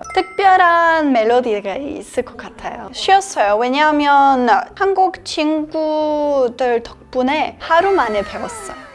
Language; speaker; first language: Korean; non-native, learner; Serbian